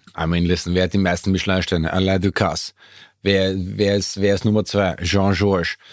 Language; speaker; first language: German; native; German